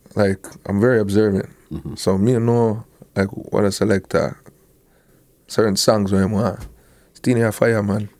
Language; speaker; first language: English; native; English